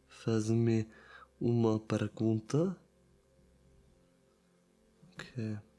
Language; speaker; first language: Portuguese; non-native, learner; Italian